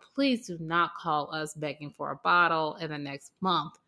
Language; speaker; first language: English; native; English